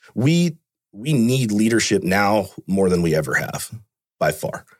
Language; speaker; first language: English; native; English